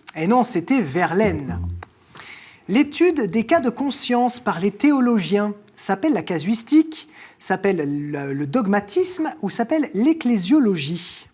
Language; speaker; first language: French; native; French